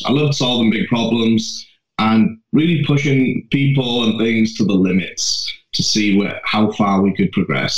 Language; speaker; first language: English; native; English